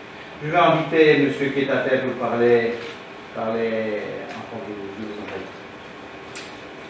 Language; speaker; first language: French; non-native, learner; Romanian